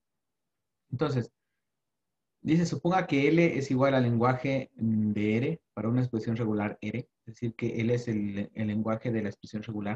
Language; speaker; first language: Spanish; native; Spanish